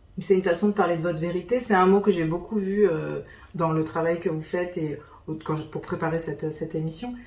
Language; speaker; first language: French; native; French